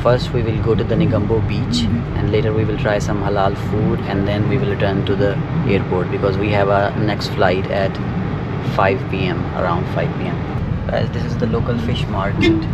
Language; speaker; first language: English; non-native, learner; Urdu